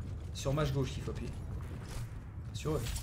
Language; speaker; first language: French; native; French